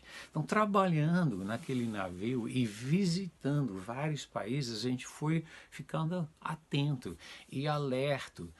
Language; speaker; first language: Portuguese; non-native, fluent; Dutch